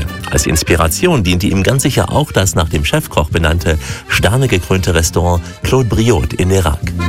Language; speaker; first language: German; native; German